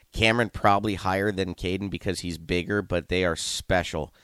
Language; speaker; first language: English; native; English